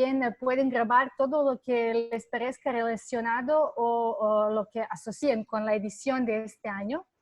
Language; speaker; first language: Spanish; non-native, fluent; Serbian